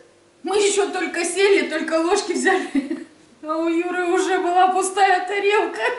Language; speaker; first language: Russian; native; Russian